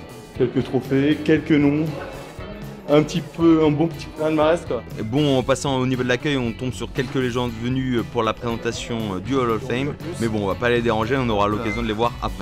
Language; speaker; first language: French; native; French